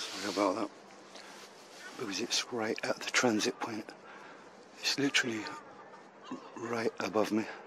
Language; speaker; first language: English; early bilingual, other home language; Spanish